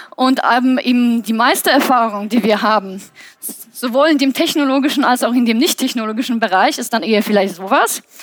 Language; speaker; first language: German; non-native, fluent; Polish